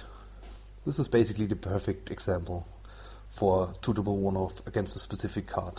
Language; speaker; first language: English; non-native, fluent; German